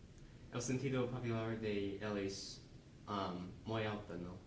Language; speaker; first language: Spanish; non-native, learner; English